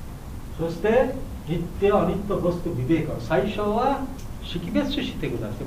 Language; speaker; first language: Japanese; non-native, learner; Bangla